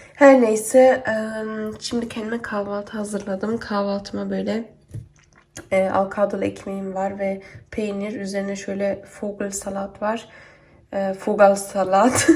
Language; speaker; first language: Turkish; early bilingual, heritage; Turkish